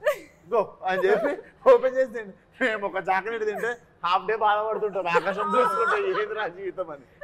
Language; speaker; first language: Telugu; native; Telugu